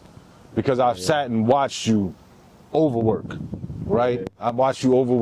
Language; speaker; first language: English; native; English